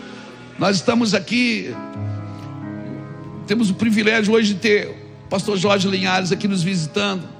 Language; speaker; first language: Portuguese; native; Portuguese